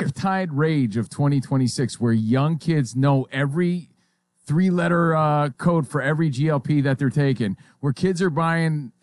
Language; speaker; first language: English; native; English